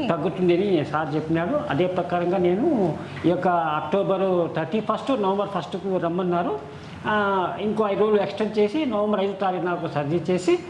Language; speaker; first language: Telugu; native; Telugu